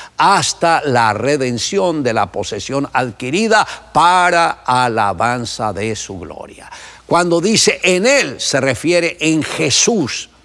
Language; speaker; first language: Spanish; native; Spanish